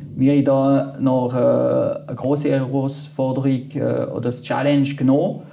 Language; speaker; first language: German; non-native, fluent; French